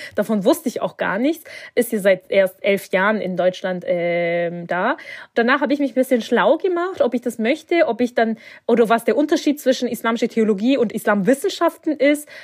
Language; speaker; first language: German; early bilingual, other home language; Turkish